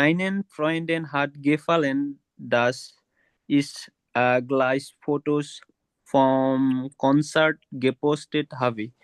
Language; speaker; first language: German; non-native, learner; Bangla